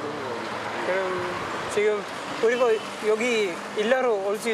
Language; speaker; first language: Korean; non-native, learner; Sinhala